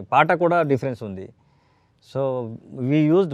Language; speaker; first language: Telugu; non-native, learner; Kannada